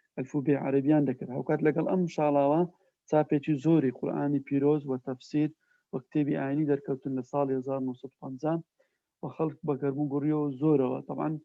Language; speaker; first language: Central Kurdish; native; Central Kurdish